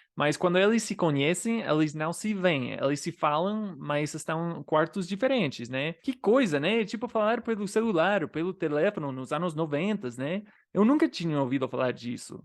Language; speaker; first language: Portuguese; non-native, fluent; English